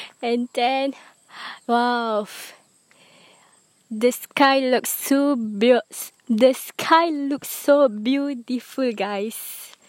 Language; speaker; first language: English; non-native, learner; Malay